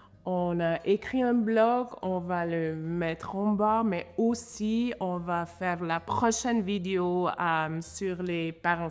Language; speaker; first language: French; non-native, fluent; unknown